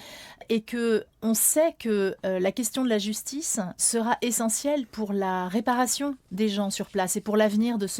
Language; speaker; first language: French; native; French